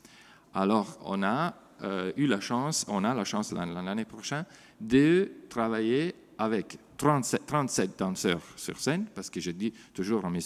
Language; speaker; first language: French; non-native, fluent; Italian